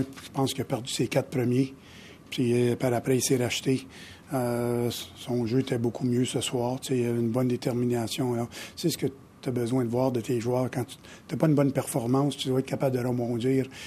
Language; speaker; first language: French; native; French